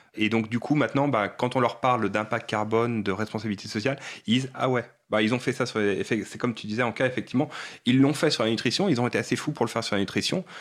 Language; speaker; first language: French; native; French